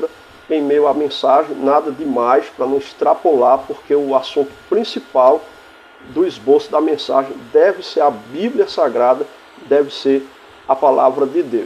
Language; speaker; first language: Portuguese; native; Portuguese